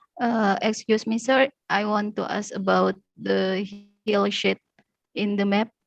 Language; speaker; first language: English; non-native, learner; Indonesian